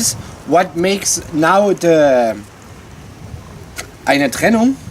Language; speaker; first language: English; non-native, learner; German